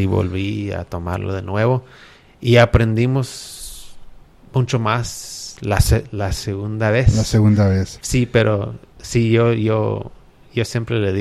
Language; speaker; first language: Spanish; early bilingual, heritage; Spanish